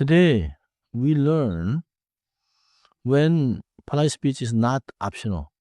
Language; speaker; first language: English; non-native, fluent; Korean